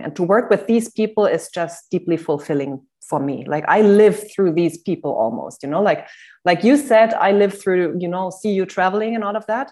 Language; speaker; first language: English; non-native, fluent; German